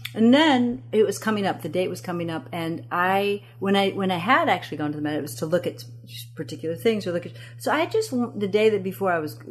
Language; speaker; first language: English; early bilingual, other home language; Amharic